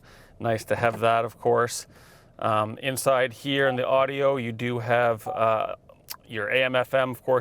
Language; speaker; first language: English; native; English